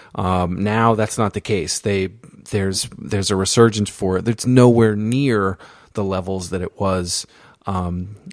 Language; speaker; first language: English; native; English